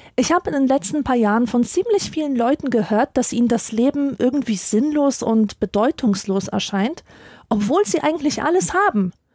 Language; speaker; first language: German; early bilingual, other home language; Polish